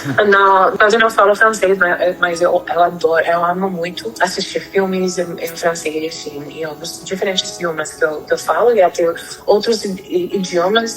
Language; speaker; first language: Portuguese; non-native, fluent; Spanish